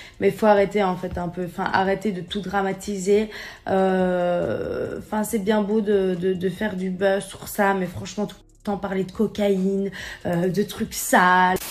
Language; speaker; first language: French; native; French